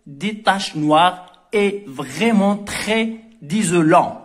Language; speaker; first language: French; non-native, local second language; Arabic